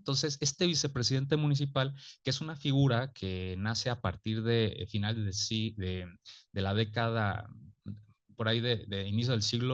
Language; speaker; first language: Spanish; native; Spanish